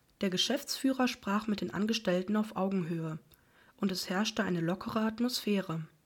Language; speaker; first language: German; native; German